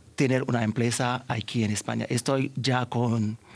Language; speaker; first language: Spanish; non-native, learner; Haitian Creole